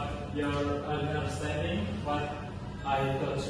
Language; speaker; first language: English; non-native, learner; Indonesian